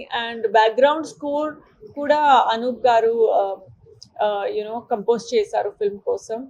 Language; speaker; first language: Telugu; non-native, local second language; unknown